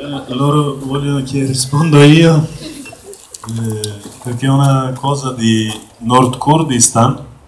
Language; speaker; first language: Italian; non-native, learner; Kurdish